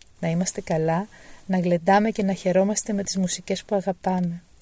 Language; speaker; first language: Greek; native; Greek